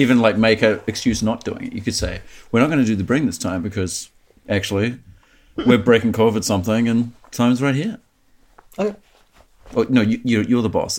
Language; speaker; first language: English; native; English